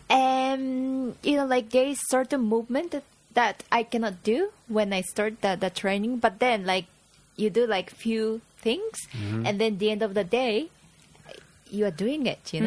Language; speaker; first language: English; non-native, fluent; Japanese